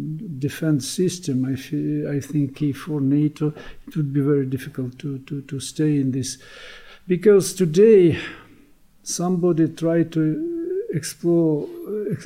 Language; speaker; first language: English; non-native, learner; Ukrainian